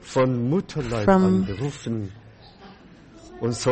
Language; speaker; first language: German; non-native, fluent; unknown